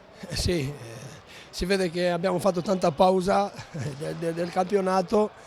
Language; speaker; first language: Italian; non-native, fluent; Romanian